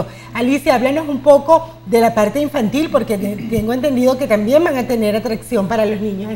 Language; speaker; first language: Spanish; native; Spanish